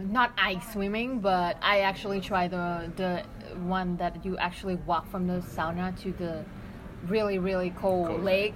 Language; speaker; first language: English; non-native, fluent; Vietnamese